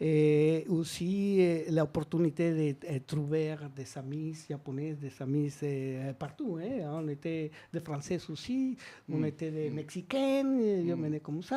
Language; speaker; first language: French; non-native, learner; Spanish